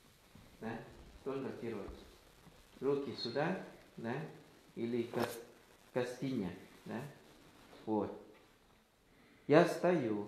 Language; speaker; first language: Russian; non-native, learner; Thai